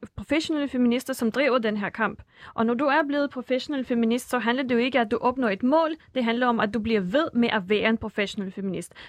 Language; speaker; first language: Danish; non-native, fluent; Russian